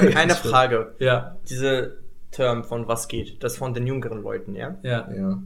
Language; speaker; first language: German; non-native, fluent; Arabic